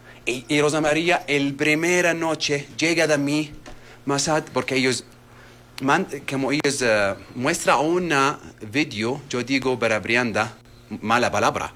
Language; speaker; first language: Spanish; non-native, learner; Arabic